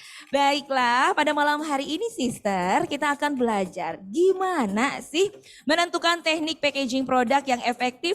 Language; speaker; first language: Indonesian; native; Indonesian